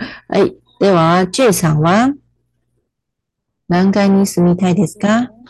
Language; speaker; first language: Japanese; non-native, fluent; Chinese